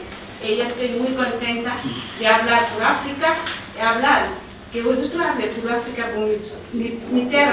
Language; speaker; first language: Spanish; non-native, learner; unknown